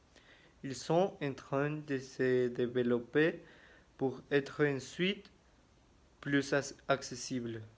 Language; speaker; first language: French; non-native, learner; Spanish